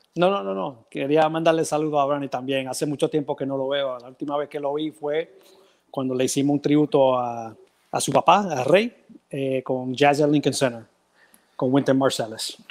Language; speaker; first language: Spanish; early bilingual, heritage; Spanish